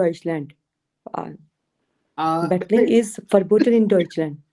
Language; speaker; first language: German; non-native, learner; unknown